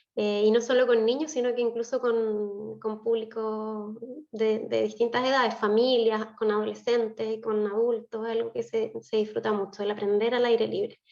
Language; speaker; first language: Spanish; native; Spanish